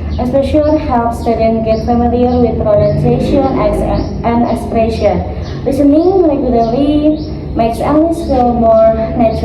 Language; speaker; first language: English; non-native, learner; Indonesian